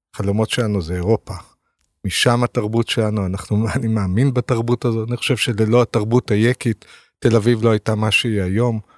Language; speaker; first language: Hebrew; native; Hebrew